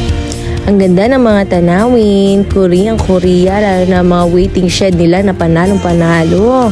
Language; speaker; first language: Filipino; native; Filipino